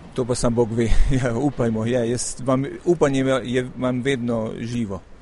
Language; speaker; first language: Slovenian; early bilingual, heritage; Slovenian